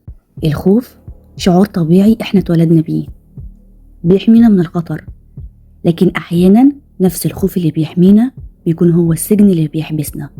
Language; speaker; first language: Arabic; native; Arabic